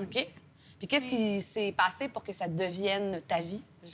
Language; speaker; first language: French; native; French